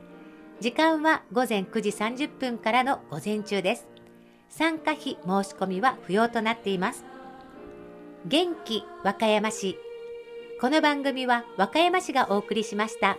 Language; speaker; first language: Japanese; native; Japanese